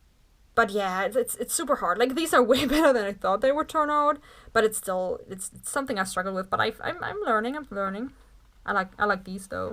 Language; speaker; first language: English; non-native, fluent; German